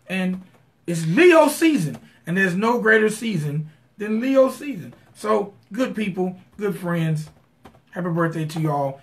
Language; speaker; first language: English; native; English